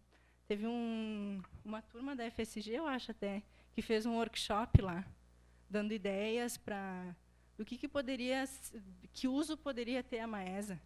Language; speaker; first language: Portuguese; native; Portuguese